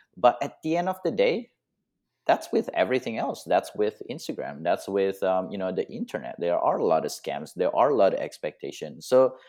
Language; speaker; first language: English; non-native, fluent; Indonesian